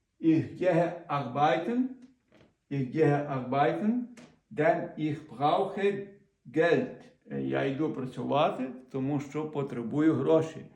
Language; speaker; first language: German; non-native, learner; Ukrainian